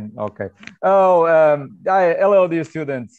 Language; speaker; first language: English; non-native, fluent; Portuguese